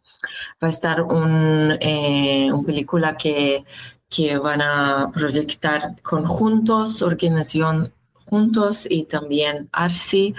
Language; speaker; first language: Spanish; non-native, learner; Hebrew